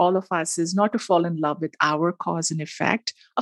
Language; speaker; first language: English; non-native, local second language; Hindi